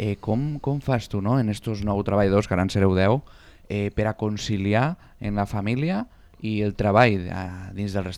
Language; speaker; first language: Catalan; native; Catalan